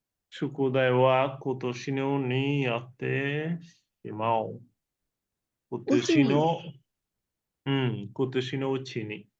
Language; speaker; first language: Japanese; non-native, learner; Bangla